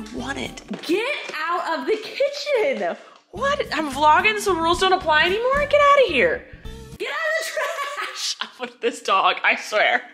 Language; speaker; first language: English; native; English